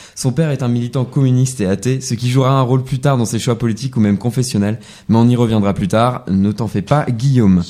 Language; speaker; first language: French; native; French